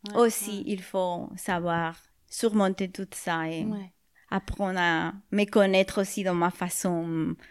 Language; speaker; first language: French; non-native, fluent; Spanish